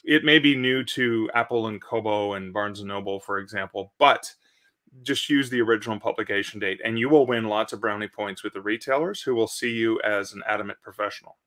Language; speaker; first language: English; native; English